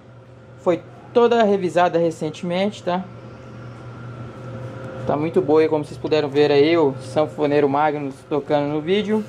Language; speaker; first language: Portuguese; native; Portuguese